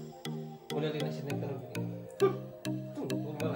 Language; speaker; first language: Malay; non-native, local second language; Sundanese